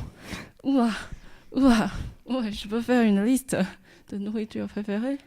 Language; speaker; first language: French; non-native, fluent; Chinese